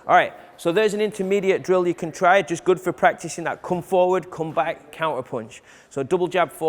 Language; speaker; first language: English; native; English